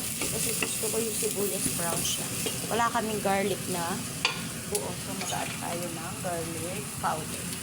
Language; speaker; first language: Filipino; non-native, local second language; Pampanga